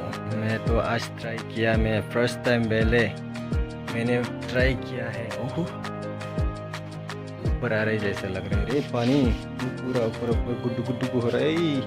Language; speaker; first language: Hindi; non-native, local second language; Bodo